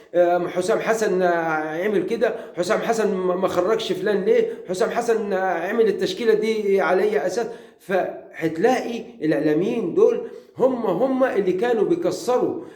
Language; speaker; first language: Arabic; native; Arabic